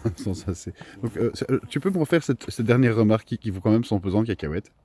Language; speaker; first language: French; native; French